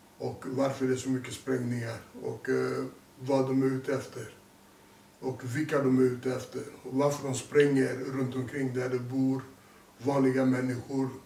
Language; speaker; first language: Swedish; early bilingual, other home language; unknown